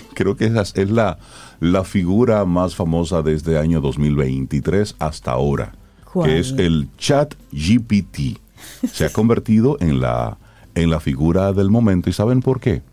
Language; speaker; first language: Spanish; native; Spanish